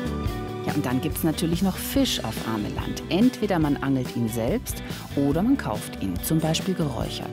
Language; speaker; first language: German; native; German